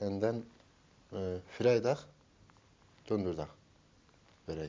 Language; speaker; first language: Dutch; non-native, learner; Turkish